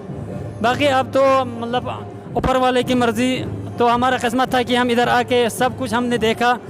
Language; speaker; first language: Hindi; non-native, local second language; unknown